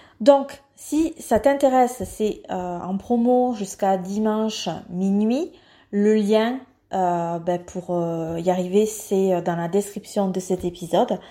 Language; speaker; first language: French; native; French